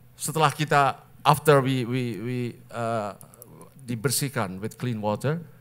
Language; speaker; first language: Indonesian; native; Indonesian